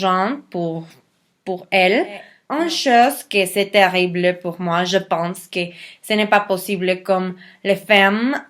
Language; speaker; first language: French; non-native, learner; Spanish